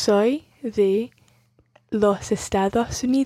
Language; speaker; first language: Spanish; non-native, learner; English